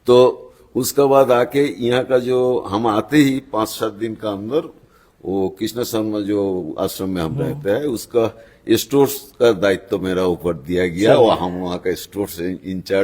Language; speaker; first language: Hindi; non-native, local second language; Bangla